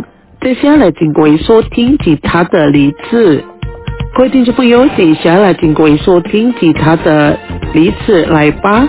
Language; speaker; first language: Chinese; early bilingual, heritage; Chinese